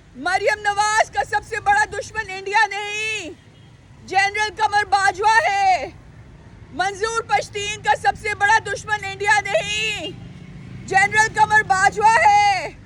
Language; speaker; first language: Urdu; native; Urdu